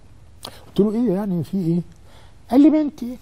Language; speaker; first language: Arabic; native; Arabic